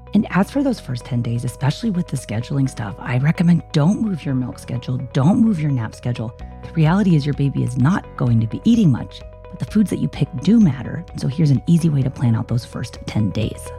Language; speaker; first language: English; native; English